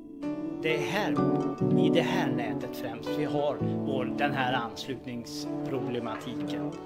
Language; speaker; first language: Swedish; native; Swedish